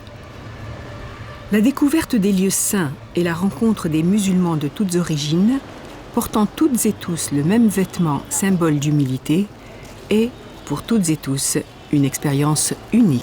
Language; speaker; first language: French; native; French